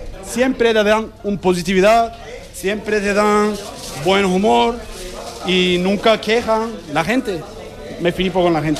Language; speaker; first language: Spanish; non-native, learner; Turkish